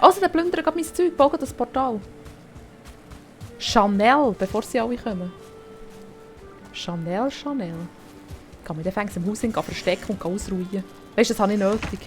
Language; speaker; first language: German; native; German